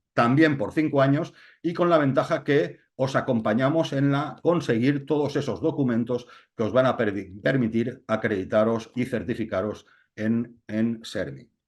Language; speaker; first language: Spanish; native; Spanish